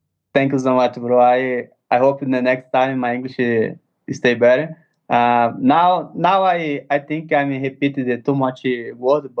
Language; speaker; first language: English; non-native, learner; Portuguese